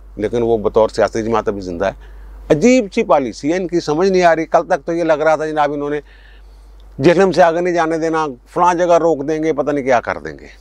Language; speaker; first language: Urdu; non-native, local second language; Punjabi